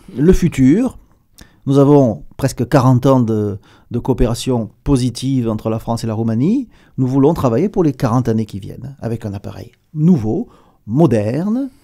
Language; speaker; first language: French; native; French